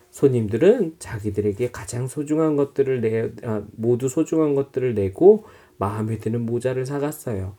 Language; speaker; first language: Korean; native; Korean